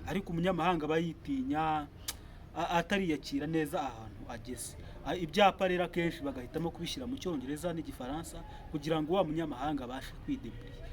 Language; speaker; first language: Kinyarwanda; native; Kinyarwanda